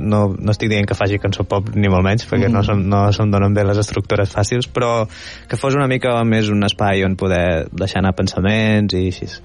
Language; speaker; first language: Catalan; native; Catalan